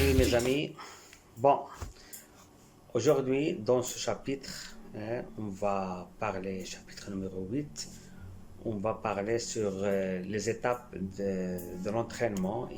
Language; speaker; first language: French; non-native, fluent; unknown